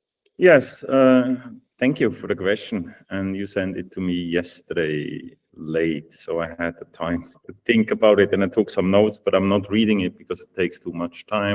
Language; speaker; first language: English; non-native, fluent; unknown